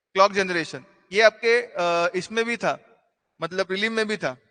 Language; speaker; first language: Hindi; non-native, local second language; Marathi